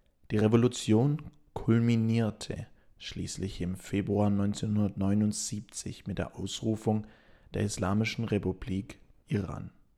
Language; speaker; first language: German; native; German